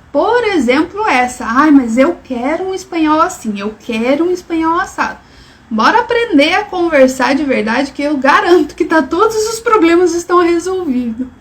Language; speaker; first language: Portuguese; native; Portuguese